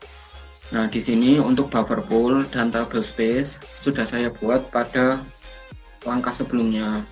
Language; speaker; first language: Indonesian; native; Indonesian